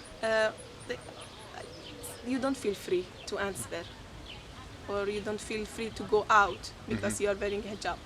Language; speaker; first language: English; non-native, fluent; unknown